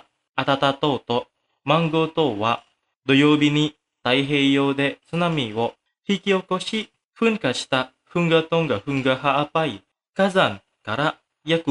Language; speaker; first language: Japanese; non-native, fluent; Indonesian